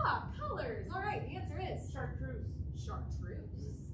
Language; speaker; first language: English; native; English